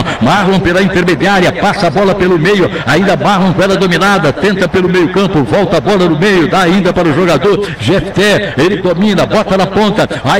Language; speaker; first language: Portuguese; native; Portuguese